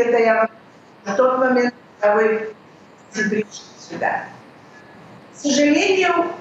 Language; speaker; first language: Russian; early bilingual, heritage; Russian